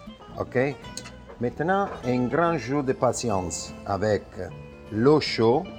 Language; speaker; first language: French; non-native, fluent; Italian